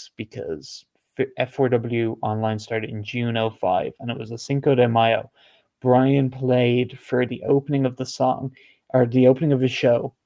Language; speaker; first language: English; native; English